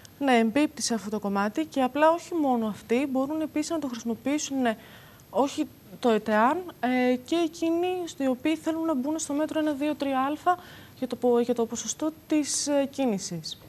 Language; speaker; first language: Greek; native; Greek